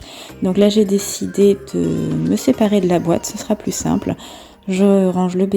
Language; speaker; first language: French; native; French